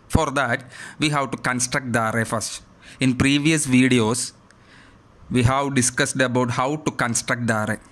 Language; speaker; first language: English; non-native, local second language; Malayalam